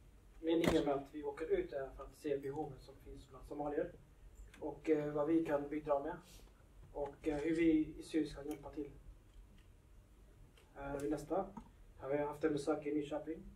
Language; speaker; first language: Swedish; early bilingual, other home language; Somali